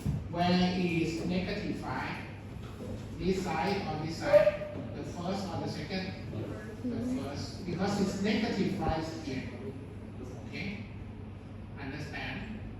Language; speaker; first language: English; non-native, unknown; Thai